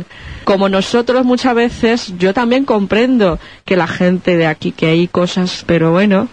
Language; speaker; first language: Spanish; non-native, learner; Chinese